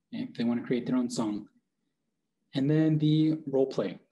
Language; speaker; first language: English; native; English